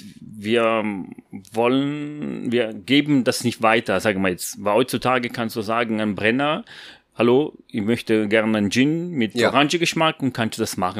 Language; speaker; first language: German; non-native, fluent; Italian